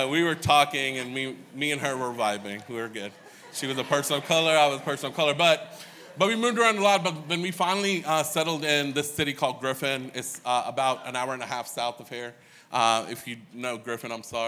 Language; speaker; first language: English; early bilingual, other home language; Hindi